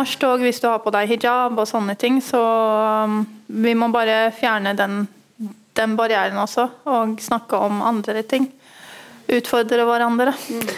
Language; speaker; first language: Norwegian; early bilingual, other home language; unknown